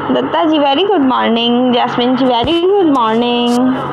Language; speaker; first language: Hindi; native; Hindi